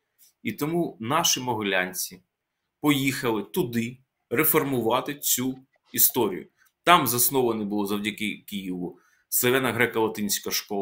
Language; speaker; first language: Ukrainian; native; Ukrainian